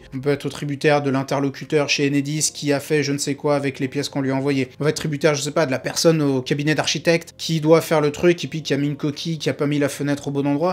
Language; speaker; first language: French; native; French